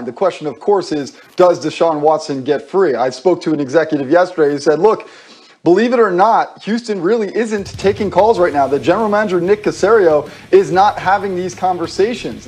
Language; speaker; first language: English; native; English